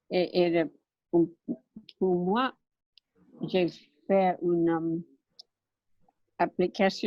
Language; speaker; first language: French; non-native, learner; English